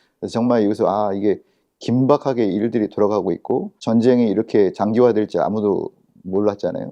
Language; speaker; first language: Korean; native; Korean